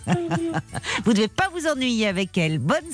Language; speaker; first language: French; native; French